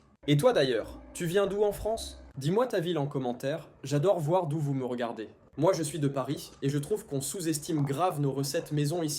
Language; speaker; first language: French; native; French